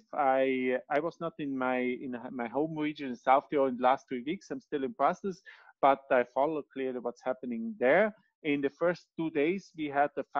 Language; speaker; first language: English; non-native, fluent; Italian